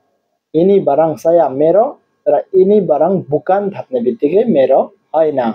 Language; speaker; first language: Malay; non-native, learner; Nepali